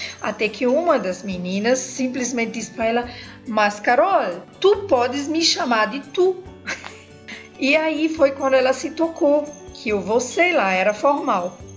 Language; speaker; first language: Portuguese; non-native, fluent; German